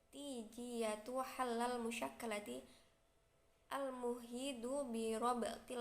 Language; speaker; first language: Arabic; non-native, learner; Indonesian